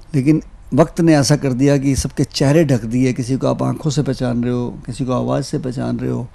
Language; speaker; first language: Hindi; native; Hindi